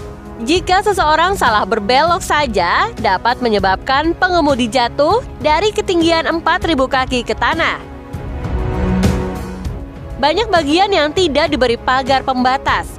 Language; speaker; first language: Indonesian; native; Indonesian